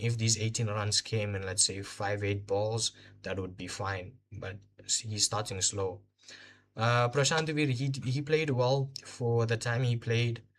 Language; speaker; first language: English; non-native, local second language; Hindi